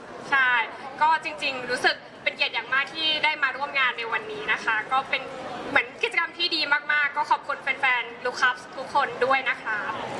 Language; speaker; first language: Thai; native; Thai